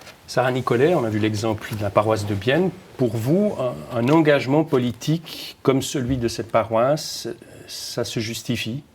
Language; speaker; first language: French; native; French